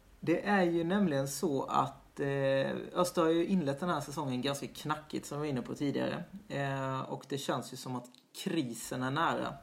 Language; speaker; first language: Swedish; native; Swedish